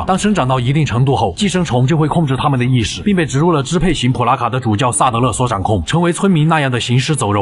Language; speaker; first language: Chinese; native; Chinese